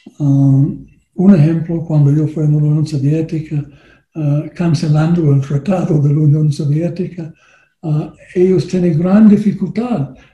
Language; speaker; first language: Spanish; non-native, learner; English